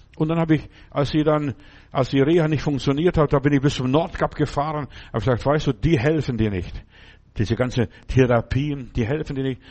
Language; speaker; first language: German; non-native, fluent; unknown